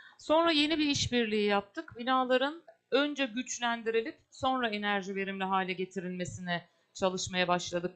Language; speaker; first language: Turkish; native; Turkish